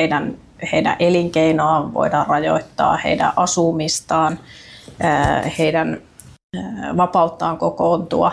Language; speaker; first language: Finnish; native; Finnish